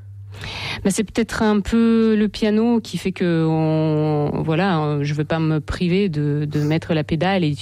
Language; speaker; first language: French; non-native, fluent; Russian